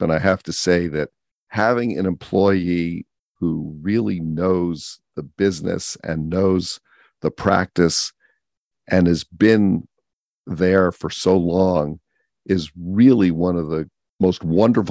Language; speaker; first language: English; native; English